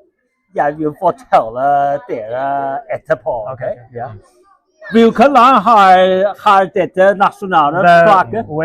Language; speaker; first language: Norwegian; non-native, learner; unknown